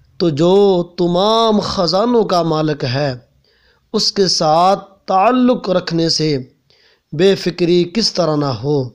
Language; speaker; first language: Urdu; native; Urdu